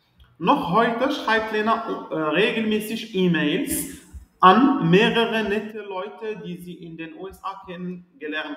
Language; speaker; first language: German; non-native, fluent; Arabic